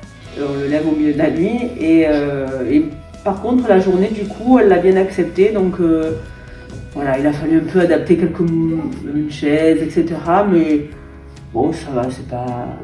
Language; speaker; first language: French; native; French